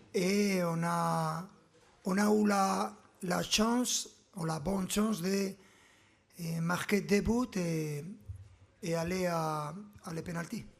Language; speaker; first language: French; non-native, learner; Spanish